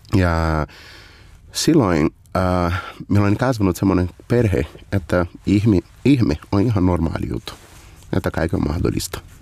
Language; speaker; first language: Finnish; non-native, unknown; Portuguese